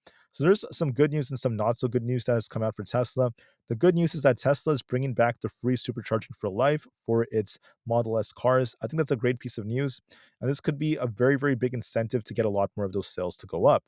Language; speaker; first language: English; native; English